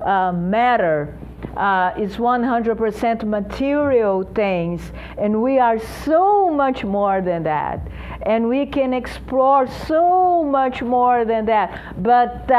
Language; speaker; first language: English; non-native, fluent; Portuguese